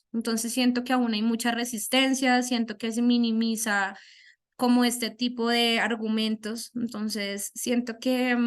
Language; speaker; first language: Spanish; native; Spanish